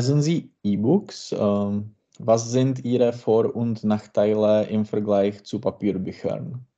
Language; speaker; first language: German; non-native, learner; Czech